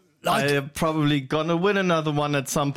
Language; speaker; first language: English; non-native, fluent; German